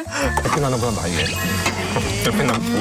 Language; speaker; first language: Korean; native; Korean